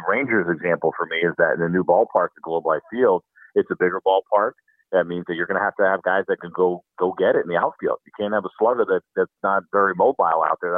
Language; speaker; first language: English; native; English